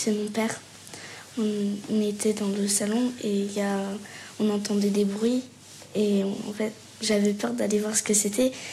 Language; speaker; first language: French; native; French